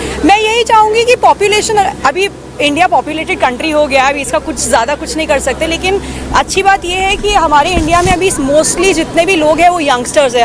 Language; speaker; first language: Hindi; native; Hindi